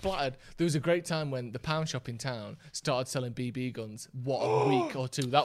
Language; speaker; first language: English; native; English